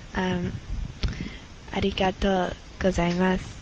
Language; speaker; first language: Japanese; non-native, learner; English